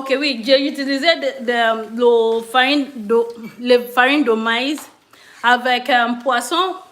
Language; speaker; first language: French; non-native, learner; English